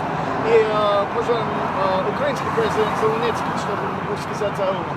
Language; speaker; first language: Russian; non-native, learner; English